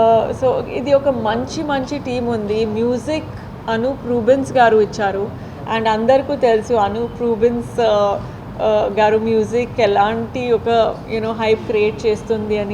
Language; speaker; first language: Telugu; non-native, fluent; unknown